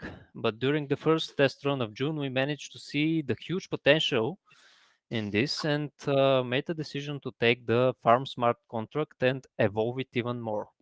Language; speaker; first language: English; non-native, fluent; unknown